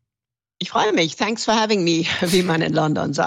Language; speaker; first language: German; native; German